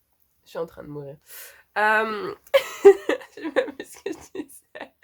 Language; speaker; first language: French; native; French